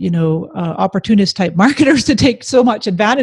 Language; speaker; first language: English; native; English